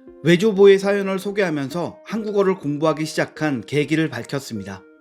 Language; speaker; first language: Korean; native; Korean